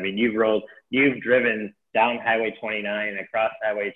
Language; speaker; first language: English; native; English